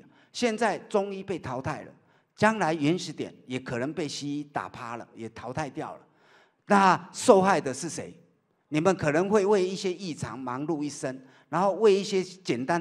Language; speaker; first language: Chinese; native; Chinese